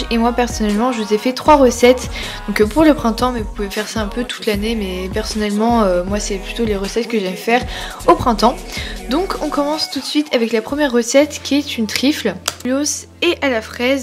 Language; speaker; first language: French; native; French